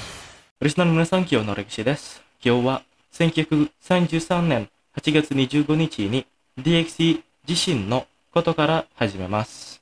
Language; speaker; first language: Japanese; non-native, fluent; Indonesian